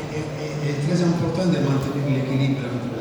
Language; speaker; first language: French; non-native, fluent; Italian